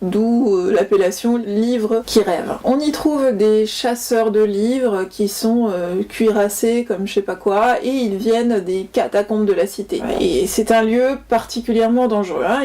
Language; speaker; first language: French; native; French